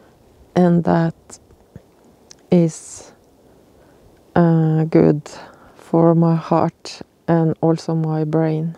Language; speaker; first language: English; non-native, learner; Norwegian